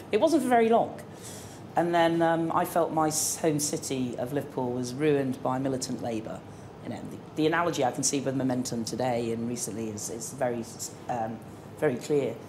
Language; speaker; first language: English; native; English